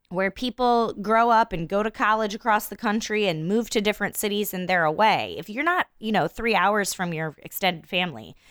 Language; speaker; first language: English; native; English